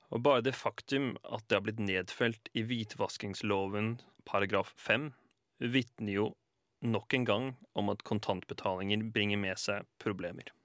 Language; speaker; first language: Norwegian; native; Norwegian